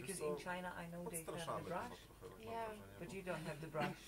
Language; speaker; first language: English; non-native, fluent; Polish